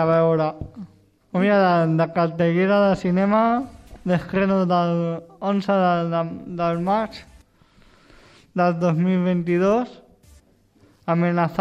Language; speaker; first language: Catalan; non-native, local second language; Spanish